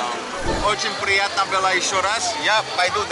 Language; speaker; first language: Russian; non-native, fluent; English